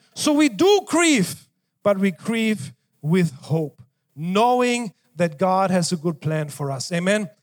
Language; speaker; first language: English; non-native, fluent; German